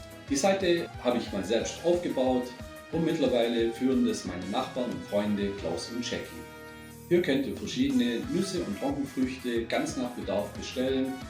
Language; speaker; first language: German; native; German